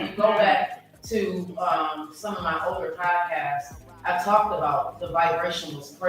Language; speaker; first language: English; native; English